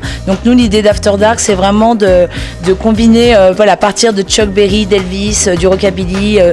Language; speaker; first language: French; native; French